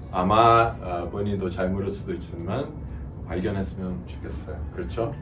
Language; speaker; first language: Korean; non-native, fluent; Portuguese